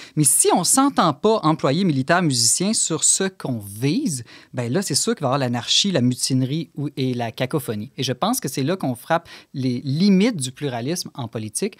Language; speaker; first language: French; native; French